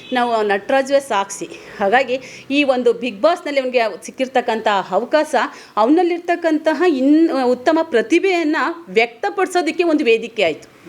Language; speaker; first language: Kannada; native; Kannada